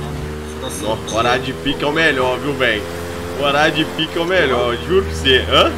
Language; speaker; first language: Portuguese; native; Portuguese